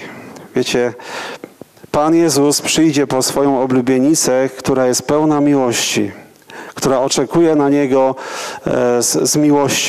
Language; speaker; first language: Polish; native; Polish